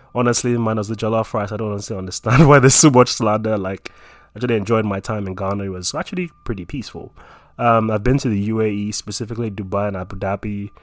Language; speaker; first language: English; non-native, local second language; Yoruba